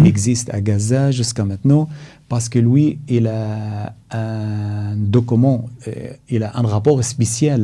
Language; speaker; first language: French; non-native, learner; Arabic